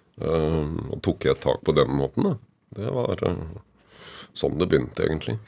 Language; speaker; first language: Norwegian; native; Norwegian